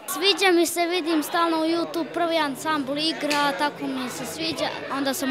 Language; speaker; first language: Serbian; early bilingual, other home language; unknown